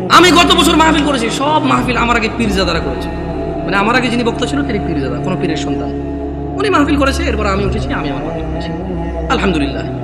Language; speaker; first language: Bangla; early bilingual, heritage; Bangla